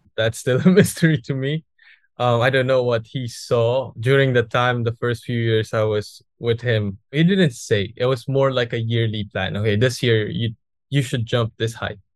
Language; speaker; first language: English; non-native, local second language; Filipino